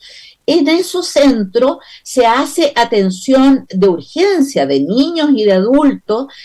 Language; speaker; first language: Spanish; native; Spanish